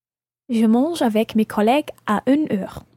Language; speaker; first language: French; non-native, learner; English